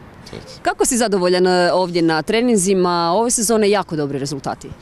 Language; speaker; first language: Serbian; native; Serbian